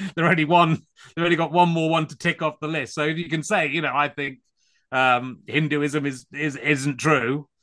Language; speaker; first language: English; native; English